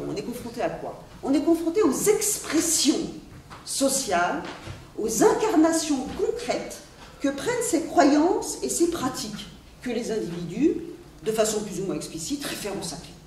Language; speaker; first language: French; native; French